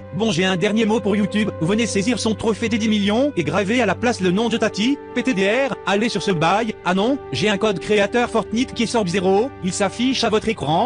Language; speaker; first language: French; native; French